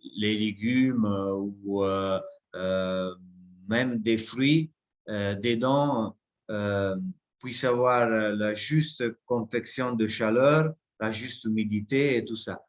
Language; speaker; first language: French; non-native, fluent; Italian